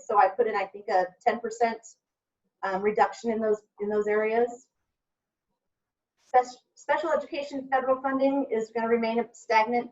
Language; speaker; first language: English; native; English